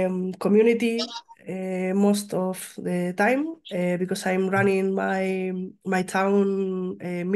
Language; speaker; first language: English; non-native, learner; Spanish